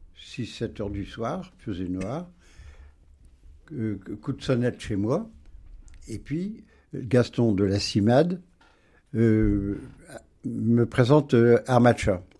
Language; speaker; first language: French; native; French